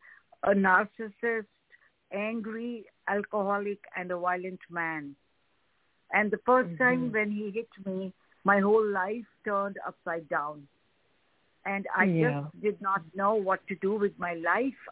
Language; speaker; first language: English; non-native, local second language; Hindi